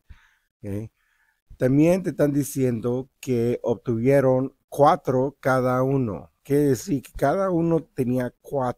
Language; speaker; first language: Spanish; early bilingual, heritage; Spanish